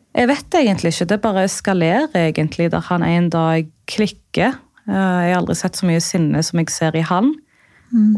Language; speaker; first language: Norwegian; native; Norwegian